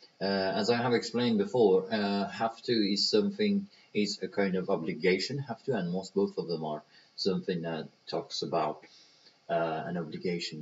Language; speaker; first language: English; non-native, fluent; Persian